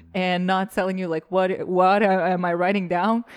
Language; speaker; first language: English; non-native, fluent; Estonian